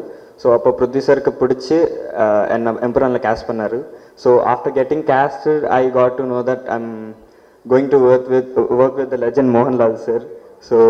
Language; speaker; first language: Tamil; non-native, learner; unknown